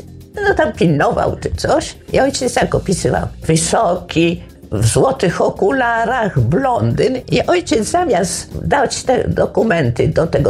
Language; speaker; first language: Polish; native; Polish